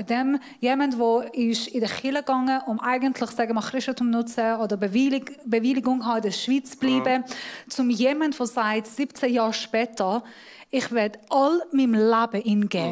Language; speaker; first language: German; non-native, fluent; Persian